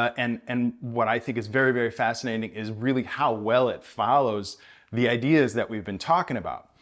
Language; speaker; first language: English; native; English